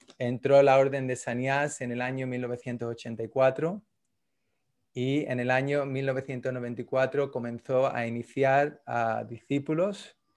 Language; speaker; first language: Spanish; native; Spanish